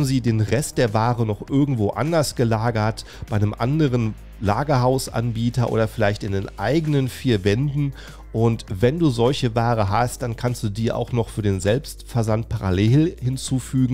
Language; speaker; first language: German; native; German